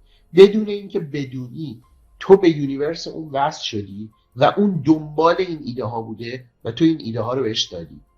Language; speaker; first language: Persian; native; Persian